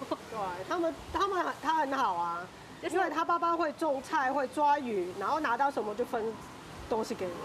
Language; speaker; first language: Chinese; non-native, local second language; Cantonese